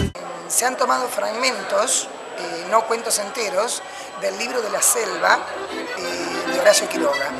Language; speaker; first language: Spanish; native; Spanish